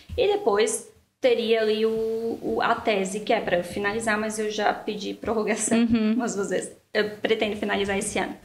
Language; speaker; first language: Portuguese; native; Portuguese